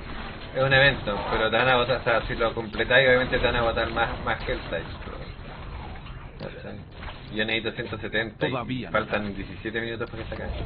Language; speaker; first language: Spanish; native; Spanish